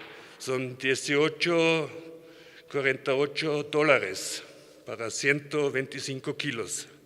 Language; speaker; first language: Spanish; non-native, learner; German